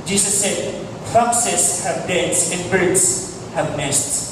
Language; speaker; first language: English; non-native, local second language; Filipino